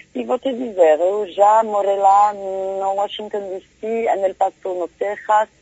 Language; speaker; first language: Portuguese; non-native, fluent; French